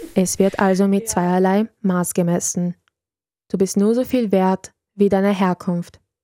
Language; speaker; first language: German; early bilingual, other home language; Serbian